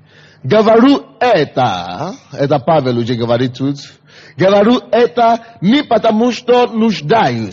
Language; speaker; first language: Russian; non-native, fluent; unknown